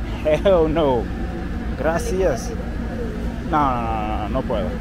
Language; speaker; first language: Spanish; non-native, learner; English